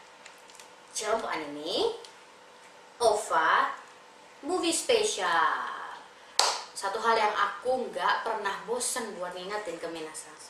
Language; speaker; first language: Indonesian; native; Indonesian